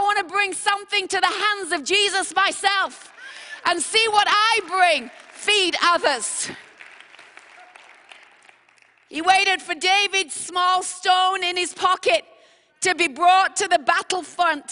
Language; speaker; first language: English; native; English